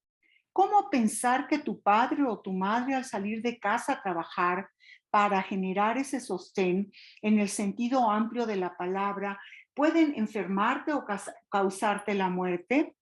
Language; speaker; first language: Spanish; native; Spanish